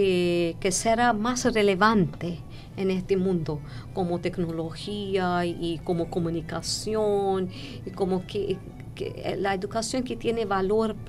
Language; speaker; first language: Spanish; non-native, fluent; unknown